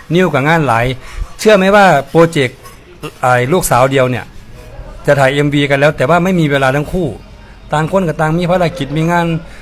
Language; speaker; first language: Thai; native; Thai